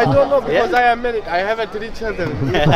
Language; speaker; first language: English; non-native, learner; Turkish